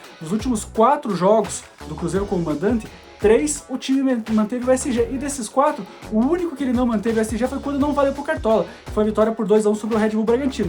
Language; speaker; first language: Portuguese; native; Portuguese